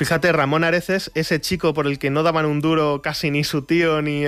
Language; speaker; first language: Spanish; native; Spanish